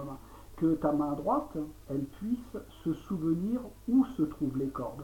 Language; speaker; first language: French; native; French